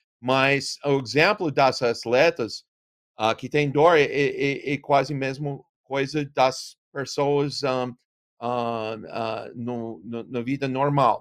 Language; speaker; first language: Portuguese; non-native, learner; English